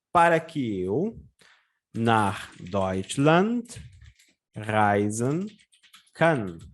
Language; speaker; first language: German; non-native, fluent; Portuguese